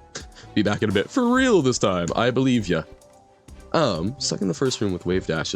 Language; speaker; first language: English; native; English